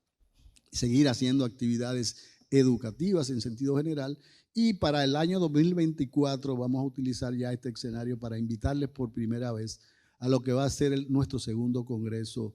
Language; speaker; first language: Spanish; native; Spanish